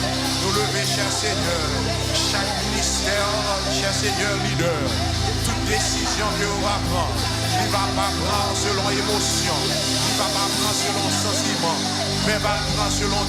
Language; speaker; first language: French; non-native, local second language; Haitian Creole